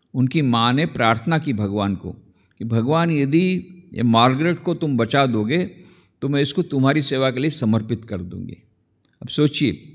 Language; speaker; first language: Hindi; non-native, local second language; Gujarati